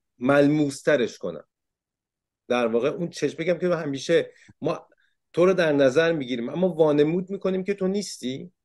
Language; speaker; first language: Persian; early bilingual, heritage; Persian